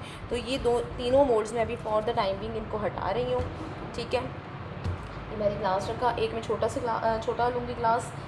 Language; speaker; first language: Hindi; native; Hindi